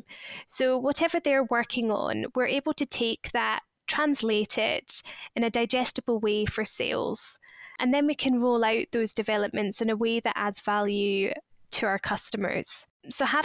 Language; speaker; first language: English; native; English